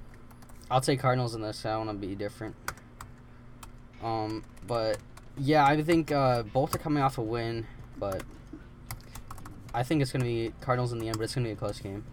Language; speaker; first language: English; native; English